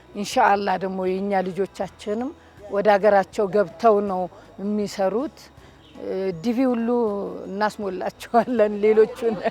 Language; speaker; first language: Amharic; native; Amharic